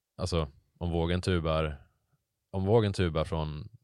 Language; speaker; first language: Swedish; native; Swedish